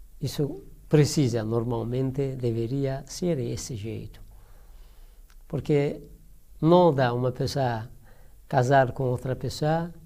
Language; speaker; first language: Portuguese; non-native, learner; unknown